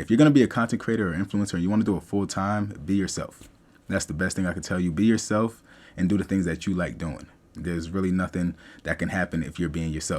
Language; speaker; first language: English; native; English